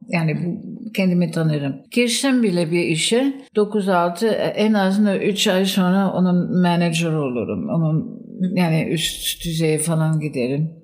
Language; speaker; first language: Turkish; non-native, fluent; German